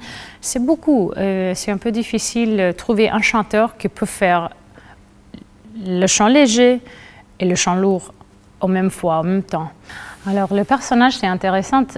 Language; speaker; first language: French; non-native, fluent; Spanish